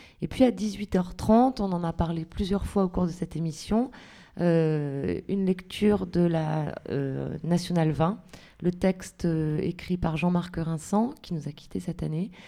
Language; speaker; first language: French; native; French